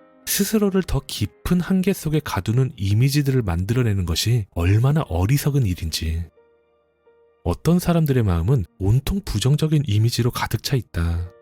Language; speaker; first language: Korean; native; Korean